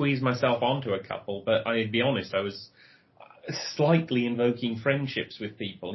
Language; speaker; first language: English; native; English